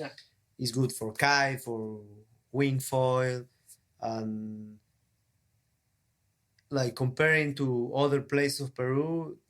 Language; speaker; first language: English; non-native, learner; Spanish